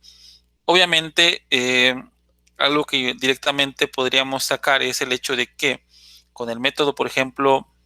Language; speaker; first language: Spanish; native; Spanish